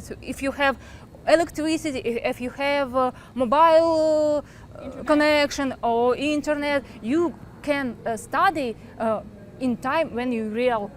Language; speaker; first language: English; non-native, learner; Ukrainian